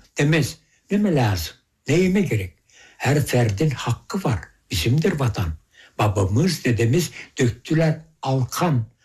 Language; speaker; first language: Turkish; early bilingual, heritage; Turkish